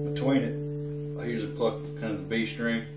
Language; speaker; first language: English; native; English